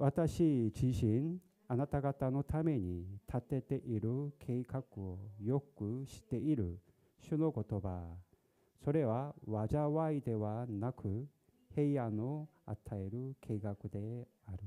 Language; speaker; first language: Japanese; non-native, learner; Korean